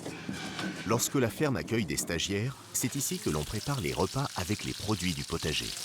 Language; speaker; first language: French; native; French